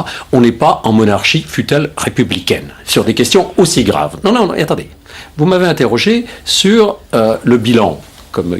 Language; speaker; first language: French; native; French